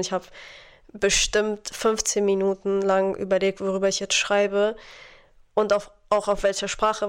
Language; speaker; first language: German; non-native, fluent; Arabic